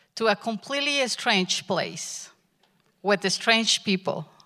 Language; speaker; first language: English; non-native, learner; Spanish